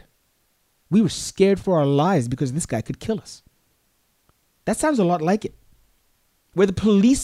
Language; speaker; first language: English; non-native, local second language; Tswana